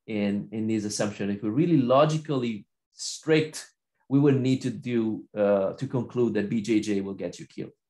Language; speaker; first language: English; non-native, fluent; Italian